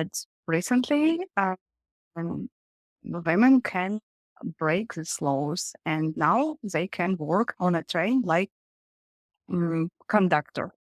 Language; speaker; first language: English; non-native, learner; Russian